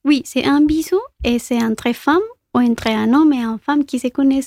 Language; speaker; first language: French; non-native, local second language; Spanish